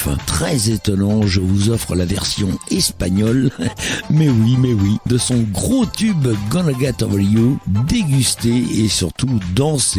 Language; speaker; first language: French; native; French